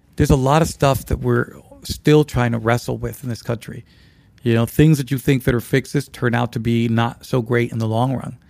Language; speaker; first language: English; early bilingual, other home language; Spanish